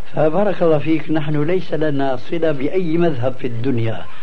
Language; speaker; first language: Arabic; early bilingual, other home language; Albanian